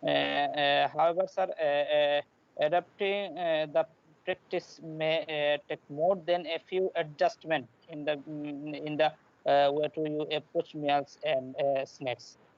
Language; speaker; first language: English; non-native, learner; Bangla